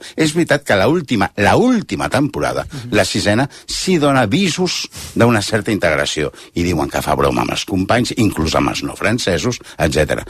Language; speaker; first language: Catalan; native; Catalan